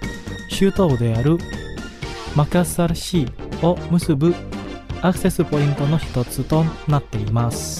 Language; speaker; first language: Japanese; non-native, fluent; Indonesian